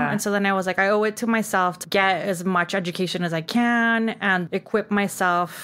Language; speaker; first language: English; early bilingual, other home language; Spanish